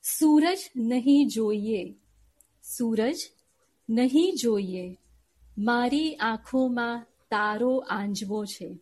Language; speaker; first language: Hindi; non-native, local second language; Gujarati